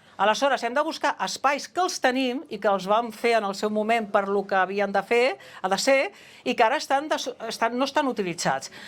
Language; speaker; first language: Catalan; non-native, local second language; Spanish